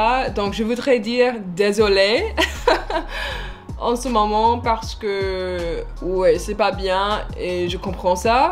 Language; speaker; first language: French; non-native, learner; English